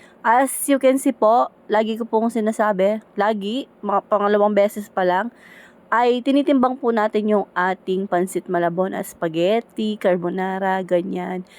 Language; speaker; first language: Filipino; native; Filipino